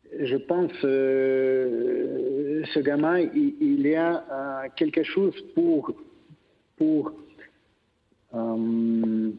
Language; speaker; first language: French; non-native, fluent; Russian